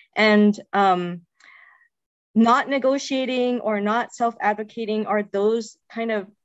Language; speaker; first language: English; native; English